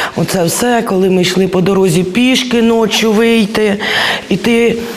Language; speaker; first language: Ukrainian; native; Ukrainian